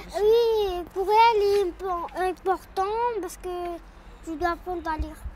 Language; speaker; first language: French; early bilingual, other home language; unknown